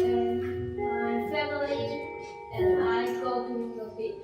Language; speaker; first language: English; non-native, learner; Chinese